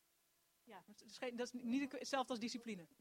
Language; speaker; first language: Dutch; native; Dutch